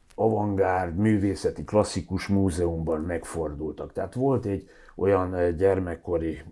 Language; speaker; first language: Hungarian; native; Hungarian